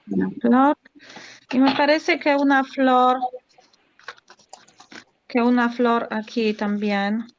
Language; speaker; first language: Spanish; non-native, learner; Polish